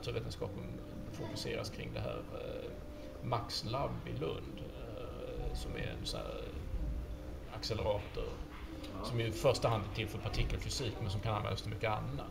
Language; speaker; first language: Swedish; native; Swedish